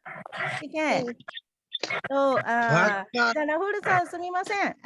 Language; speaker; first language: Japanese; non-native, fluent; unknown